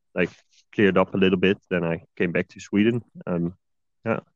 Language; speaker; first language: English; non-native, fluent; Dutch